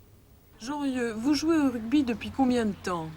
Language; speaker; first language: French; native; French